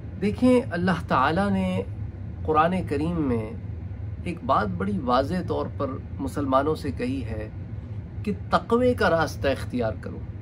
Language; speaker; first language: Urdu; native; Urdu